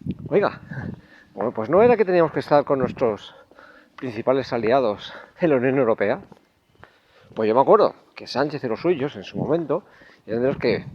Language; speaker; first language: Spanish; native; Spanish